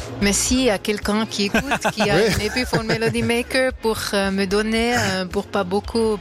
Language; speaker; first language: French; non-native, local second language; Swiss German